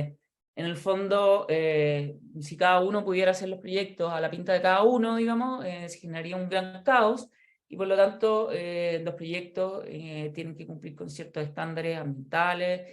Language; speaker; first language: Spanish; native; Spanish